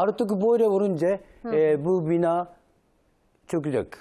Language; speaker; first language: Turkish; non-native, learner; Japanese